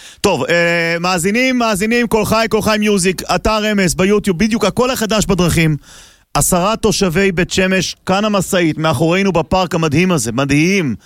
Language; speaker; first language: Hebrew; native; Hebrew